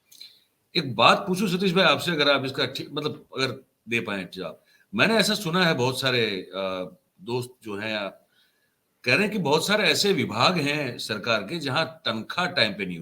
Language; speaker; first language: Hindi; non-native, local second language; Gujarati